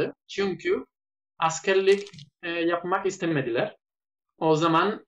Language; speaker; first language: Turkish; non-native, learner; Spanish